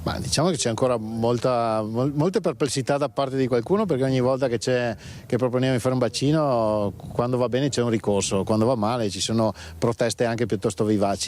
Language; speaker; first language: Italian; native; Italian